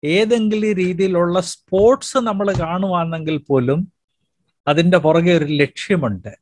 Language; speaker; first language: Malayalam; native; Malayalam